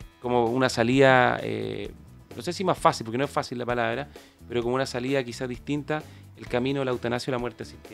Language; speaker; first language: Spanish; native; Spanish